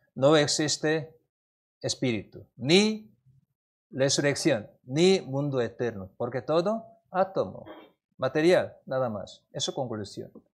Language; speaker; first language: Spanish; non-native, learner; Korean